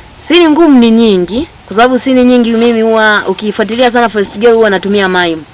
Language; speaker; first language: Swahili; native; Swahili